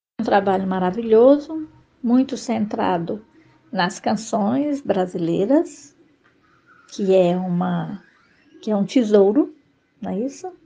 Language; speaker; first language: Portuguese; native; Portuguese